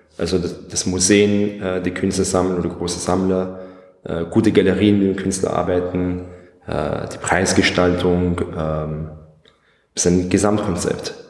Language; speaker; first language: German; early bilingual, other home language; Persian